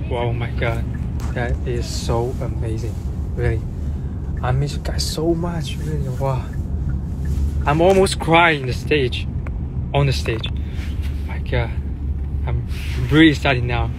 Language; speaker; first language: English; non-native, learner; Chinese